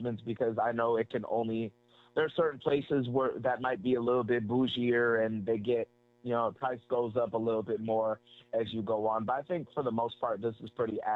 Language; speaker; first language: English; native; English